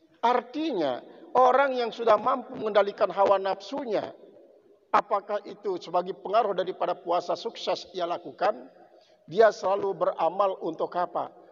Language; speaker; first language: Indonesian; non-native, local second language; Sasak